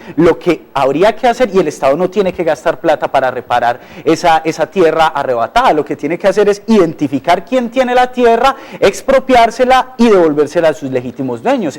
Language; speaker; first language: Spanish; native; Spanish